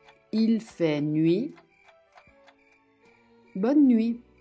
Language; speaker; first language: French; non-native, fluent; Italian